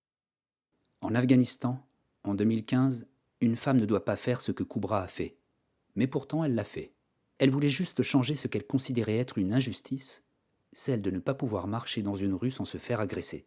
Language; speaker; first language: French; native; French